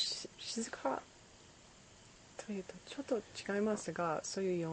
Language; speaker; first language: Japanese; non-native, learner; English